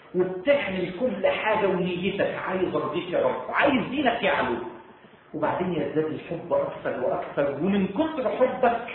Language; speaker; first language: Arabic; native; Arabic